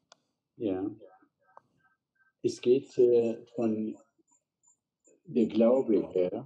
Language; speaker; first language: German; non-native, fluent; Arabic